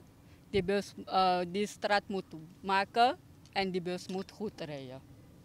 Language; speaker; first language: Dutch; non-native, local second language; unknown